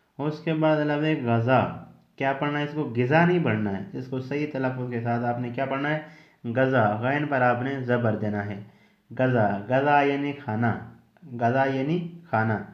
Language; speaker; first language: Urdu; native; Urdu